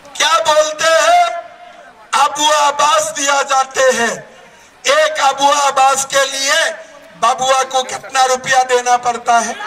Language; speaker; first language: Hindi; non-native, local second language; Assamese